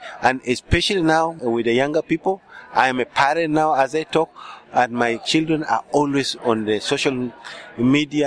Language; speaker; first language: English; non-native, local second language; Acoli